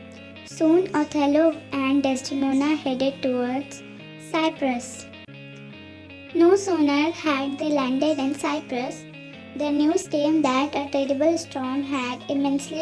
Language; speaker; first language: English; non-native, local second language; Hindi